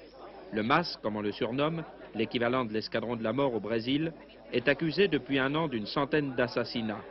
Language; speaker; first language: French; native; French